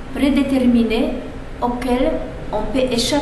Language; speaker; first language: French; non-native, fluent; Polish